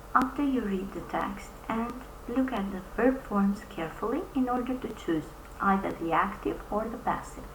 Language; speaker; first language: English; non-native, fluent; Albanian